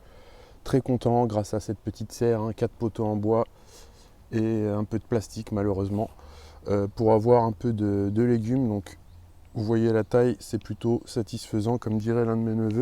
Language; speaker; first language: French; native; French